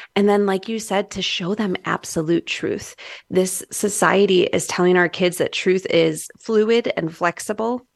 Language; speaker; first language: English; native; English